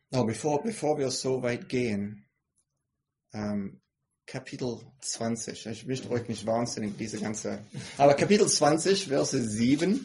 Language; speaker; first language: German; non-native, fluent; English